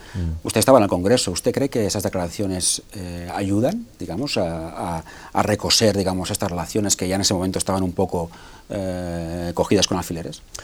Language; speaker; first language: Spanish; non-native, local second language; Catalan